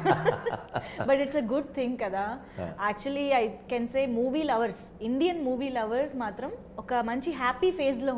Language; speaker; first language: Telugu; native; Telugu